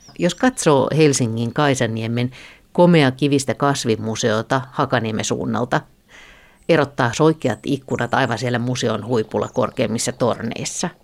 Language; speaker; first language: Finnish; native; Finnish